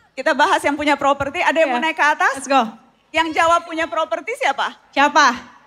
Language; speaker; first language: Indonesian; native; Indonesian